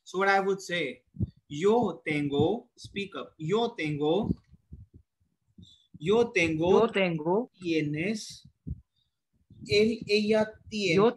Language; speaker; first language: Spanish; non-native, learner; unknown